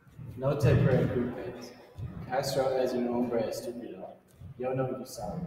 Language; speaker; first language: Spanish; non-native, learner; English